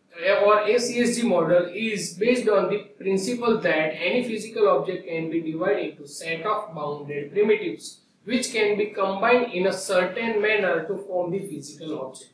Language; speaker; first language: English; non-native, local second language; Gujarati